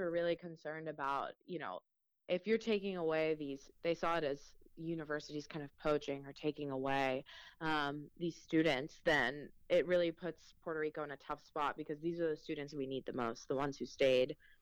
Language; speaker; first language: English; early bilingual, other home language; Spanish